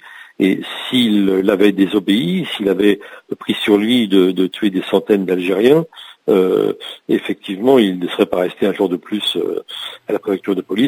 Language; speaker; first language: French; native; French